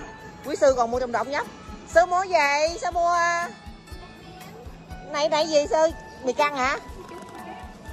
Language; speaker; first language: Vietnamese; native; Vietnamese